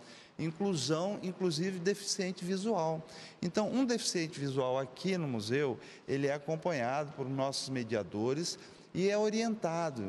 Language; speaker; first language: Portuguese; native; Portuguese